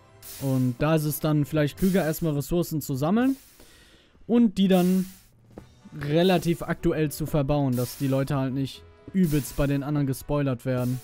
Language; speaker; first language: German; native; German